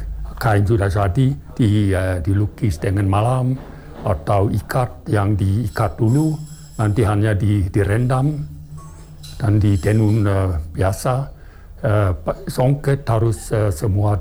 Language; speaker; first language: Indonesian; non-native, fluent; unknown